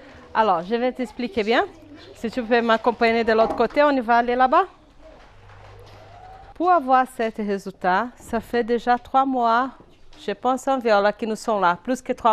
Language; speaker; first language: French; non-native, fluent; Portuguese